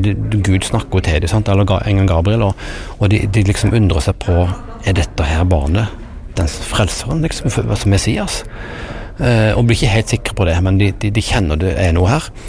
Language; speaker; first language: Norwegian; native; Norwegian